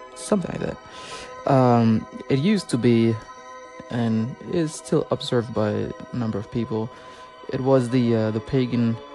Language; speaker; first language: English; non-native, fluent; French